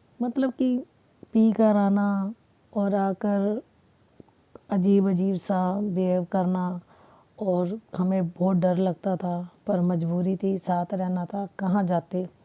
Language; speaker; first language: Hindi; non-native, local second language; Punjabi